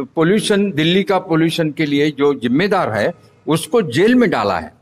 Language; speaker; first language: Hindi; non-native, local second language; Marathi